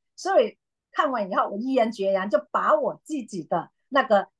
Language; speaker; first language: Chinese; non-native, local second language; Cantonese